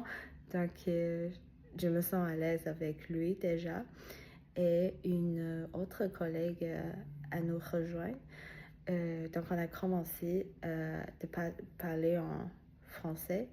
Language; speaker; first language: French; non-native, learner; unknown